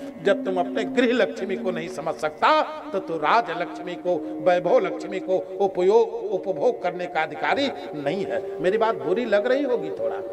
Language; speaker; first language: Hindi; native; Hindi